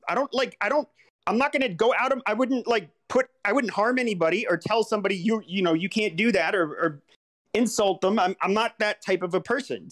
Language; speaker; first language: English; native; English